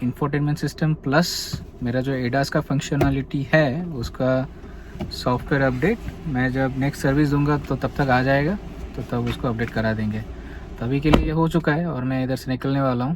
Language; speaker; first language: Hindi; native; Hindi